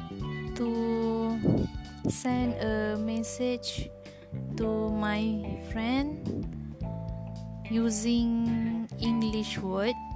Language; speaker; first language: English; non-native, learner; Malay